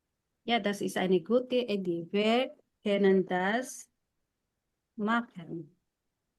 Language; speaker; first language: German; non-native, fluent; Filipino